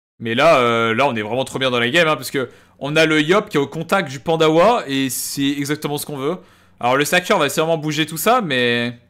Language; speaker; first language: French; native; French